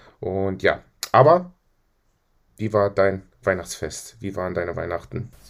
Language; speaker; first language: German; early bilingual, other home language; Greek